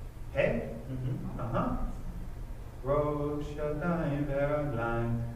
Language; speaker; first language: Hebrew; non-native, fluent; English